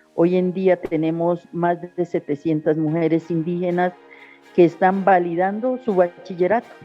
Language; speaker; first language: Spanish; native; Spanish